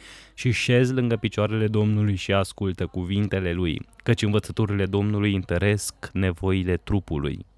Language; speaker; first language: Romanian; native; Romanian